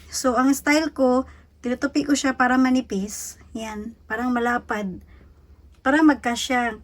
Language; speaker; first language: Filipino; native; Filipino